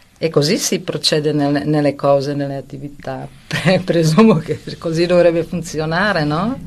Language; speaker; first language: Italian; non-native, fluent; Czech